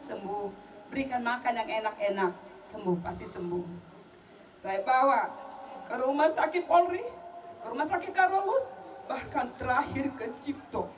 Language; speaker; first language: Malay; non-native, local second language; Batak Toba